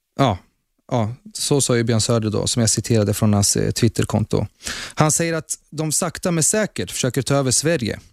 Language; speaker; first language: Swedish; early bilingual, other home language; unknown